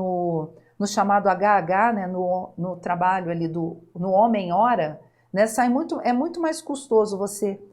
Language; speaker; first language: Portuguese; native; Portuguese